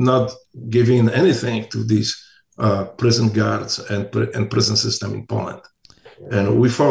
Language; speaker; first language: English; non-native, fluent; Polish